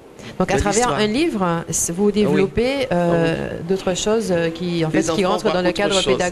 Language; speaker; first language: French; native; French